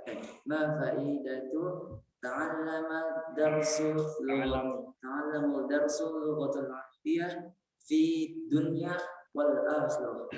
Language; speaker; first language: Arabic; non-native, learner; Indonesian